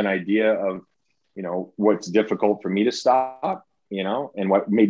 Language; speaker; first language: English; native; English